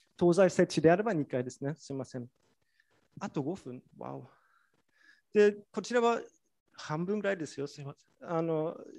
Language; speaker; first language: Japanese; non-native, fluent; German